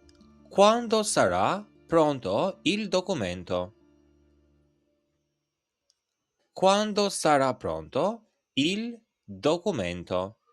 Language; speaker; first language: Italian; non-native, fluent; Albanian